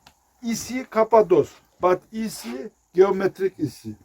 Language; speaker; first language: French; non-native, learner; Turkish